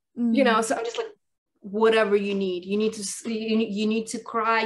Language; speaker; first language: English; early bilingual, other home language; Russian